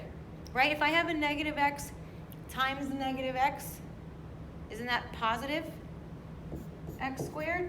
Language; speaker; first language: English; native; English